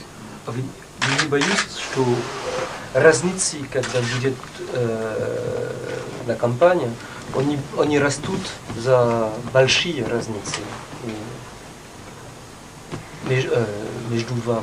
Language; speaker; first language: Russian; non-native, learner; French